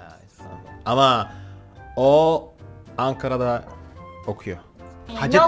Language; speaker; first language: Turkish; non-native, learner; Indonesian